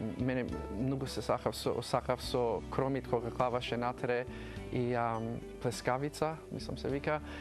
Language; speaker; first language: Macedonian; early bilingual, heritage; Macedonian